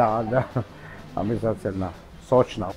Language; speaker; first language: Russian; non-native, fluent; Armenian